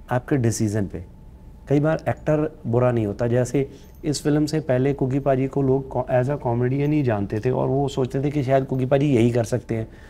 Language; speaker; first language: Hindi; non-native, local second language; Punjabi